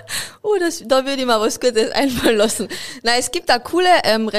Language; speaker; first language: German; native; German